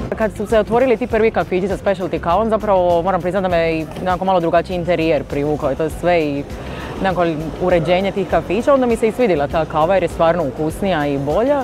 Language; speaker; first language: Croatian; native; Croatian